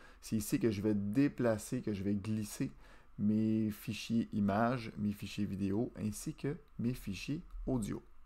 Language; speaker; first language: French; native; French